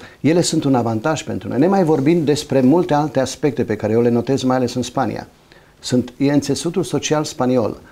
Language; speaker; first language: Romanian; native; Romanian